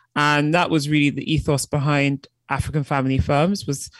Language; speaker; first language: English; early bilingual, other home language; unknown